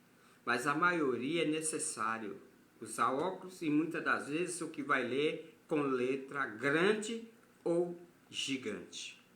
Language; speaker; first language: Portuguese; native; Portuguese